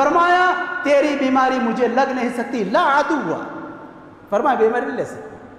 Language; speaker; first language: Urdu; native; Urdu